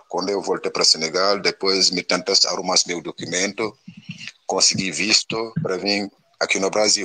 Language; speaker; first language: Portuguese; non-native, learner; Wolof